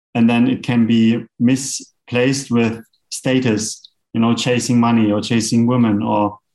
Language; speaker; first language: English; non-native, fluent; German